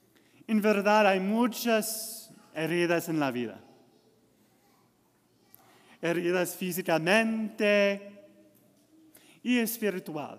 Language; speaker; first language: Spanish; non-native, learner; English